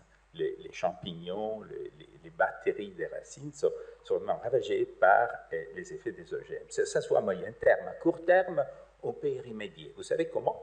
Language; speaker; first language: French; native; French